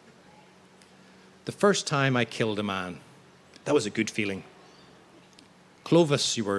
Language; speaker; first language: English; native; English